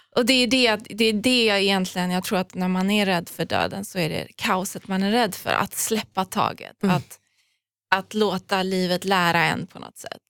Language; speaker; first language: Swedish; early bilingual, other home language; Persian